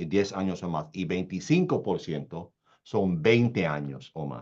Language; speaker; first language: Spanish; early bilingual, heritage; Spanish